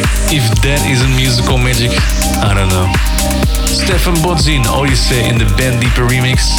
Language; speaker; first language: English; non-native, fluent; Dutch